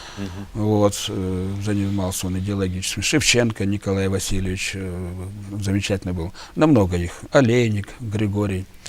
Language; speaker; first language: Russian; native; Russian